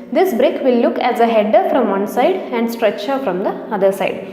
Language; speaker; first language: English; non-native, local second language; Malayalam